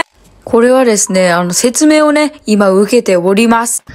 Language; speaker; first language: Japanese; native; Japanese